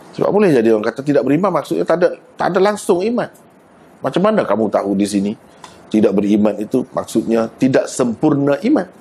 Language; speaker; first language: Malay; native; Malay